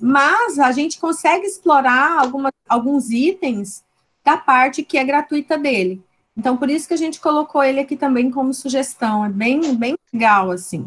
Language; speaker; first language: Portuguese; native; Portuguese